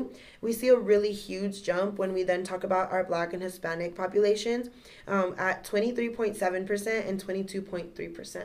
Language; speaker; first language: English; native; English